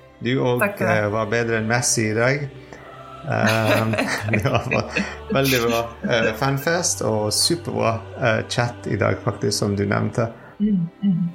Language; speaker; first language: Norwegian; non-native, fluent; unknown